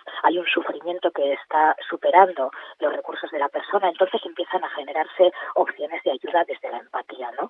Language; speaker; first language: Spanish; native; Spanish